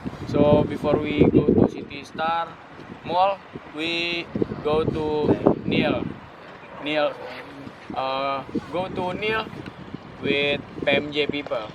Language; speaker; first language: English; non-native, learner; Indonesian